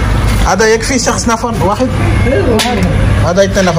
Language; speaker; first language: Arabic; non-native, learner; French